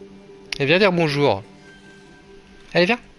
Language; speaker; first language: French; native; French